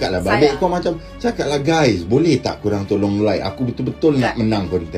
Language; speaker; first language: Malay; native; Malay